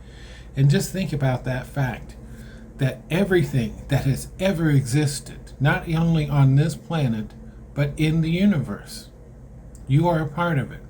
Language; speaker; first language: English; native; English